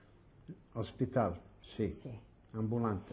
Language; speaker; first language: Spanish; early bilingual, heritage; Ladino